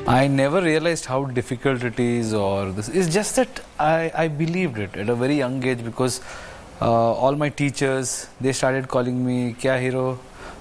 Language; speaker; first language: English; non-native, local second language; Kannada